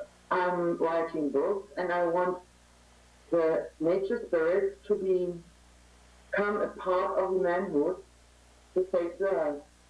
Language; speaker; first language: English; non-native, learner; German